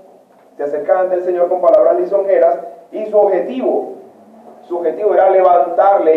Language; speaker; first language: Spanish; native; Spanish